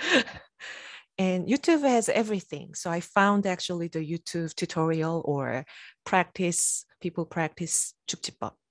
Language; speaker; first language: English; non-native, fluent; Korean